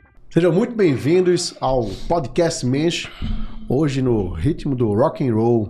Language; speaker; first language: Portuguese; native; Portuguese